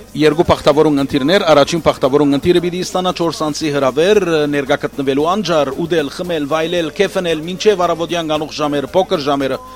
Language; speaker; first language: Armenian; native; Armenian